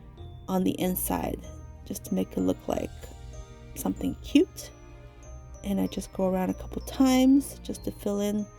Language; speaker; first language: English; native; English